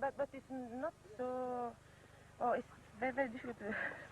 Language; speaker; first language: English; non-native, learner; French